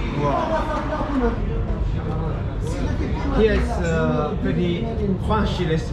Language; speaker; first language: English; non-native, learner; Japanese